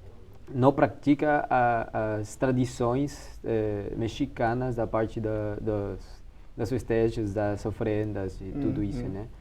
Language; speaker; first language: Portuguese; non-native, fluent; Spanish